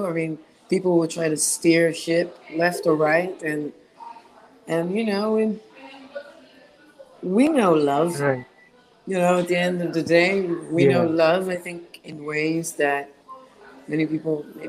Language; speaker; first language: English; non-native, fluent; Hebrew